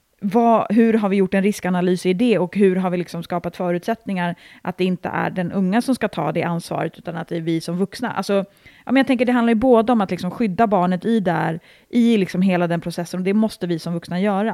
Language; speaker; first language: Swedish; native; Swedish